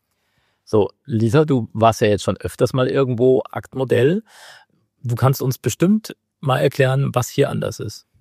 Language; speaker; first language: German; native; German